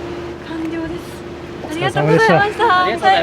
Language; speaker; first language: Japanese; native; Japanese